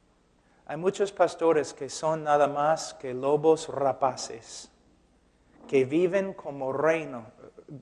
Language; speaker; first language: Spanish; non-native, fluent; English